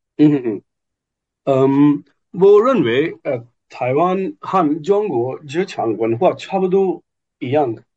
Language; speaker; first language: Chinese; non-native, learner; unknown